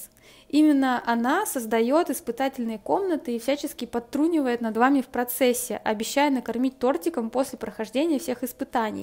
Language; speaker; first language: Russian; native; Russian